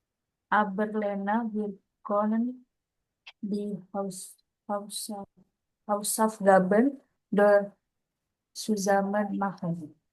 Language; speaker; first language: German; non-native, learner; Indonesian